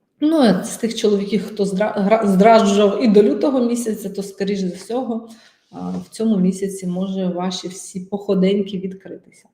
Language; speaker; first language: Ukrainian; non-native, local second language; Russian